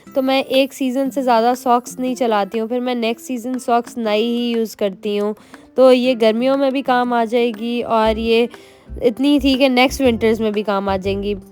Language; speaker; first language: Hindi; native; Hindi